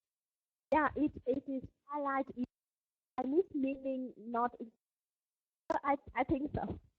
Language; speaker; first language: English; non-native, learner; Vietnamese